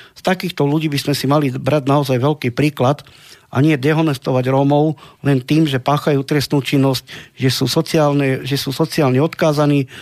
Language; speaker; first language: Slovak; non-native, local second language; Romany